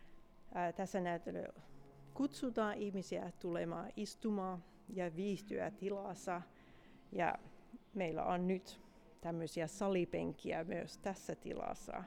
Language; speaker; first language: Finnish; non-native, fluent; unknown